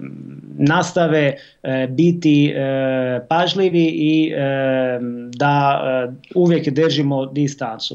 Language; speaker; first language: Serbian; non-native, fluent; Italian